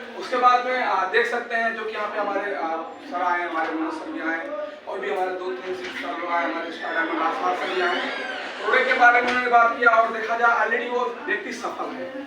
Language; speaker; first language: Hindi; native; Hindi